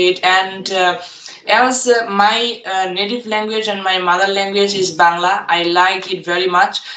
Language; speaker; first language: English; non-native, learner; Bangla